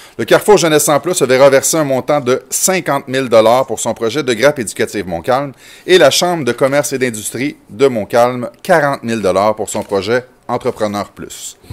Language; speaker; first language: French; native; French